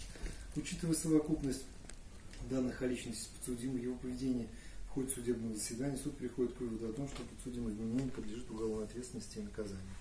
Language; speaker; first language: Russian; native; Russian